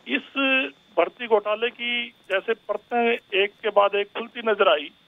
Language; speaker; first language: Hindi; native; Hindi